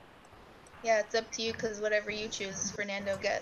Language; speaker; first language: English; native; English